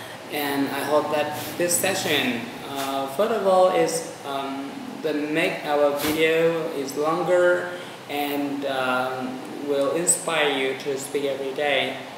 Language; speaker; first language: English; non-native, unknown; Vietnamese